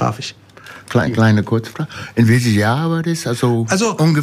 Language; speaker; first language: German; non-native, fluent; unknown